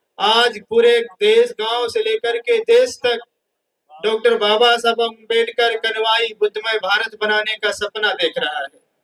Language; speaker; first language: Hindi; native; Hindi